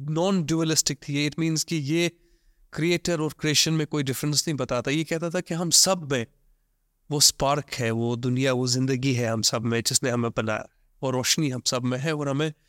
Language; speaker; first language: Hindi; non-native, local second language; Kashmiri